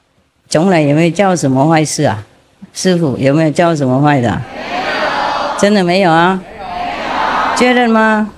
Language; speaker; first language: Chinese; non-native, fluent; Vietnamese